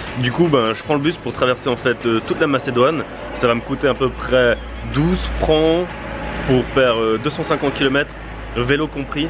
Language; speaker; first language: French; native; French